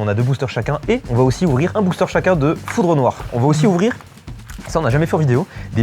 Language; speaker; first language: French; native; French